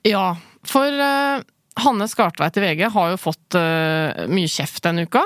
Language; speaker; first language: Norwegian; early bilingual, other home language; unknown